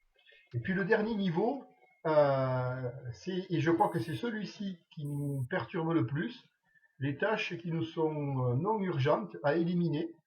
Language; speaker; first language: French; native; French